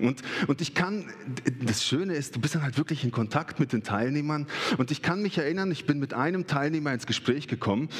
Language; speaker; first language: German; early bilingual, other home language; Russian